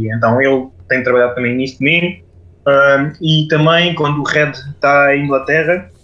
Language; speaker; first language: Portuguese; non-native, fluent; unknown